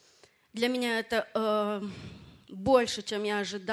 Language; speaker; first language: Russian; non-native, fluent; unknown